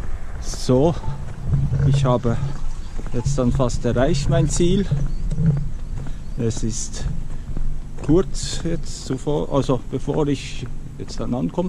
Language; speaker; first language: German; native; German